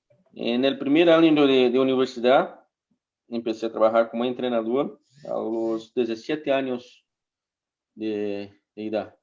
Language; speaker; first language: Spanish; non-native, fluent; Portuguese